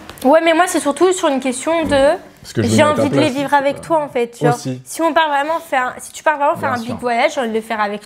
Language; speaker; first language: French; native; French